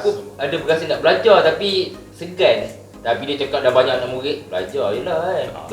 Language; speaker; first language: Malay; native; Malay